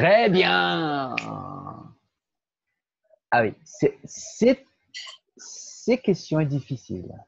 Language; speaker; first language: French; non-native, fluent; Portuguese